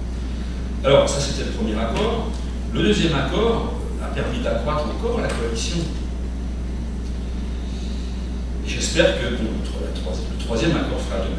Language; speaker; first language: French; native; French